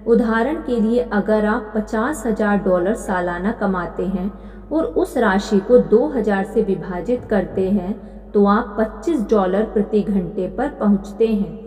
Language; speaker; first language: Hindi; native; Hindi